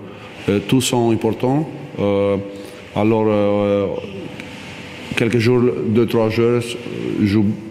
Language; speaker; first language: French; non-native, fluent; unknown